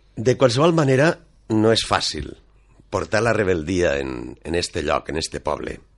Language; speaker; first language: Catalan; non-native, local second language; Spanish